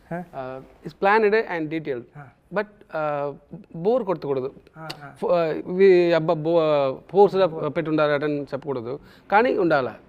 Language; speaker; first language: Telugu; non-native, learner; Tamil